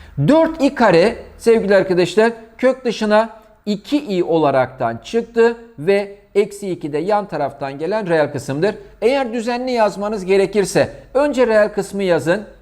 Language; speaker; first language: Turkish; native; Turkish